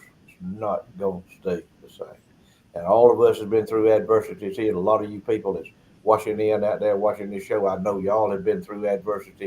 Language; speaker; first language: English; native; English